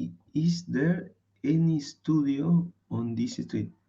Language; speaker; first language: English; non-native, learner; Spanish